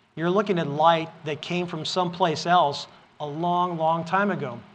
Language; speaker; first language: English; native; English